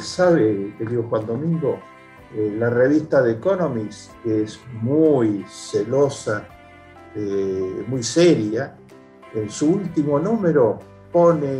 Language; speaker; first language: Spanish; native; Spanish